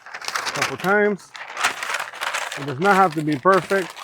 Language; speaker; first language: English; early bilingual, other home language; Spanish